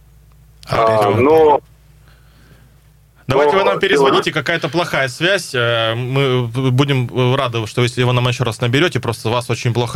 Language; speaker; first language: Russian; native; Russian